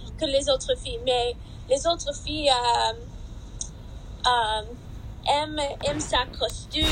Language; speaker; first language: French; non-native, learner; English